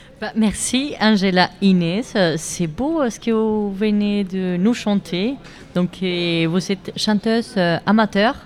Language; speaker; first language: French; native; French